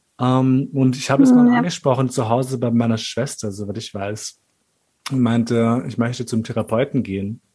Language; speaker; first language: German; early bilingual, other home language; Albanian